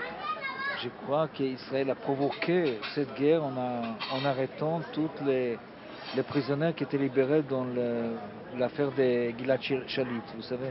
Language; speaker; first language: French; non-native, fluent; Hebrew